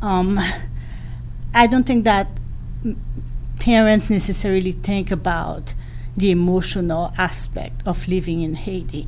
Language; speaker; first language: English; non-native, fluent; Haitian Creole